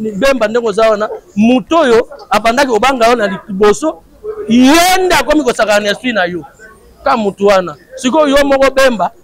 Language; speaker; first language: Lingala; native; Lingala